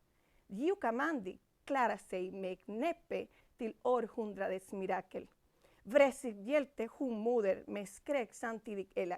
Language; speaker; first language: Swedish; non-native, fluent; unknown